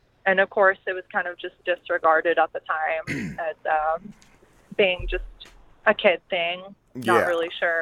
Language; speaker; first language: English; native; English